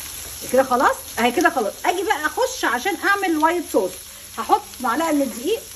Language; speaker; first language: Arabic; native; Arabic